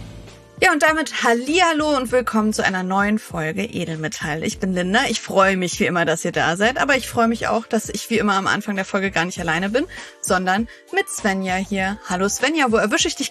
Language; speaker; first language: German; native; German